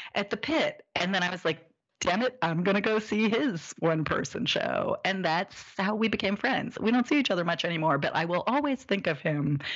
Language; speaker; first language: English; native; English